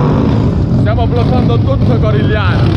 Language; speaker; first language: Italian; native; Italian